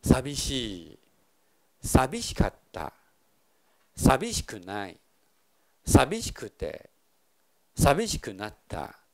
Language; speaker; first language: Japanese; non-native, fluent; Chinese